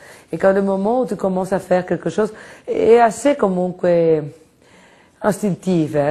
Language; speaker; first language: French; non-native, fluent; Spanish